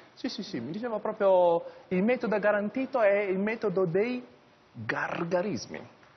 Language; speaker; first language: Italian; early bilingual, other home language; Chinese